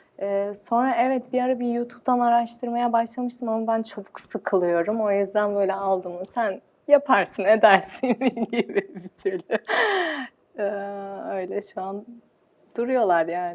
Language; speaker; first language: Turkish; early bilingual, heritage; Turkish